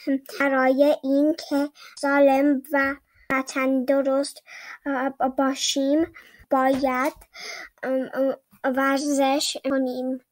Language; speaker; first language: Persian; early bilingual, heritage; Persian